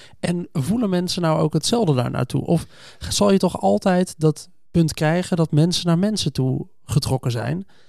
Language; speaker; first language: Dutch; native; Dutch